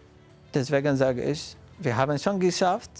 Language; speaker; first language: German; non-native, fluent; Arabic